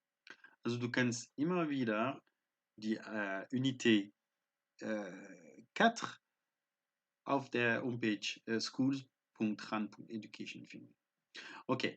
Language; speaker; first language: German; non-native, fluent; French